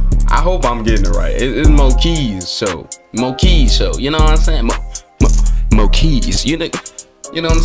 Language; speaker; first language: English; native; English